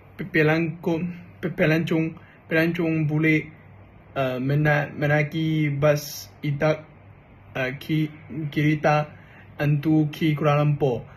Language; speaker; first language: Malay; non-native, learner; Chinese